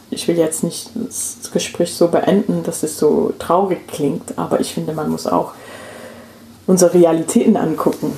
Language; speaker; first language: German; non-native, fluent; English